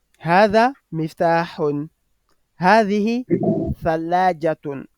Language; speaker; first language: Arabic; non-native, fluent; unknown